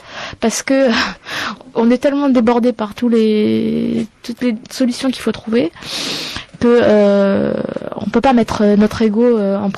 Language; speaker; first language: French; native; French